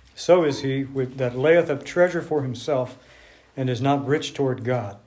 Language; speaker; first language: English; native; English